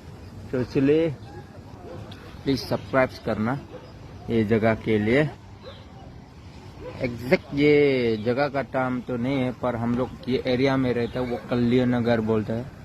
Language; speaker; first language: Hindi; non-native, local second language; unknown